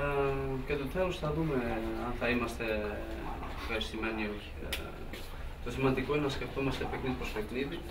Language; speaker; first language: Greek; non-native, learner; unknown